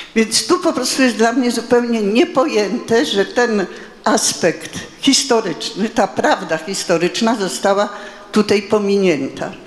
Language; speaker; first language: Polish; native; Polish